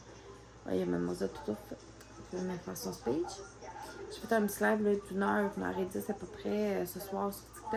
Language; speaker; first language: French; native; French